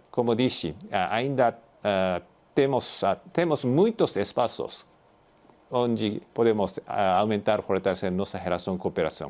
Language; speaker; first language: Portuguese; non-native, fluent; Japanese